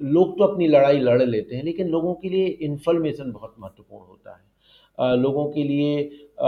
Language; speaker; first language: Hindi; native; Hindi